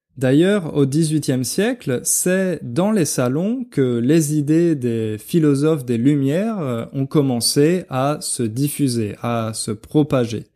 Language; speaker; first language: French; native; French